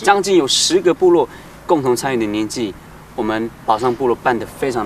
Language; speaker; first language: Chinese; native; Chinese